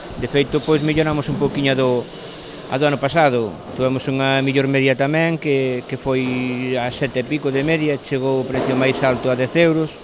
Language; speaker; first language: Galician; native; Galician